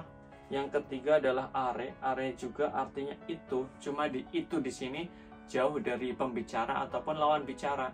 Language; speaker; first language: Indonesian; native; Indonesian